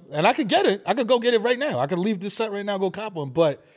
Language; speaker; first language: English; native; English